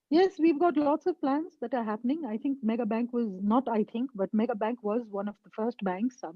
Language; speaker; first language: English; non-native, local second language; Nepali